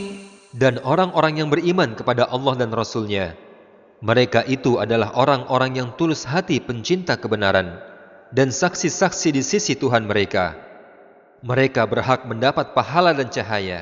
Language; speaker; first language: Indonesian; native; Indonesian